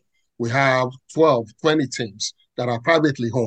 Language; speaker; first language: English; non-native, local second language; Yoruba